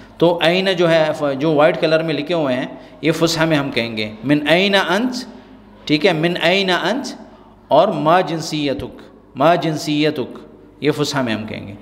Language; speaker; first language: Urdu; non-native, local second language; Pashto